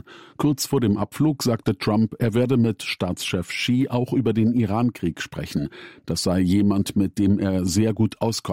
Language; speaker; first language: German; native; German